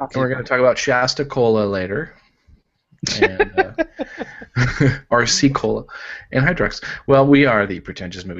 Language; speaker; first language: English; native; English